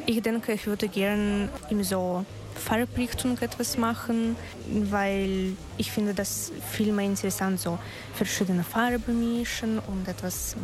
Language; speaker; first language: German; non-native, learner; Russian